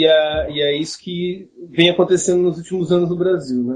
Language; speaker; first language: Portuguese; native; Portuguese